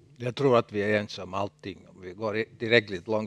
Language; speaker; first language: Swedish; non-native, local second language; Finnish